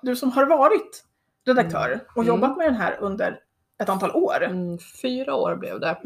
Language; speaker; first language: Swedish; native; Swedish